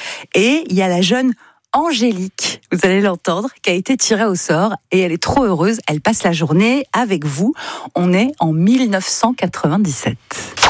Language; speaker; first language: French; native; French